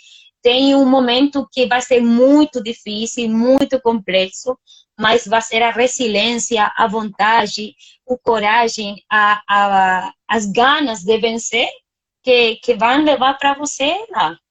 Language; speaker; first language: Portuguese; non-native, fluent; Spanish